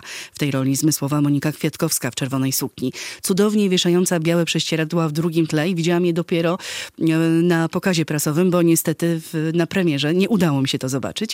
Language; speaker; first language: Polish; native; Polish